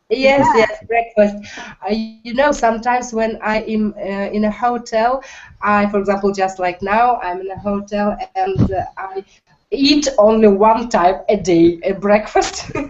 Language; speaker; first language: English; non-native, learner; Russian